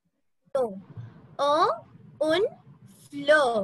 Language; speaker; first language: French; non-native, learner; Hindi